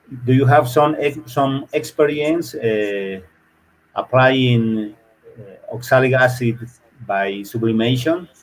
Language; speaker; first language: English; non-native, learner; Spanish